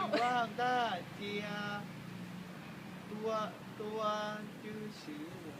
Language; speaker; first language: Chinese; non-native, learner; Thai